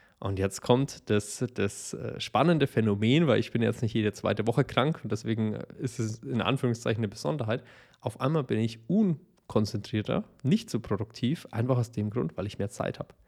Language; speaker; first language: German; native; German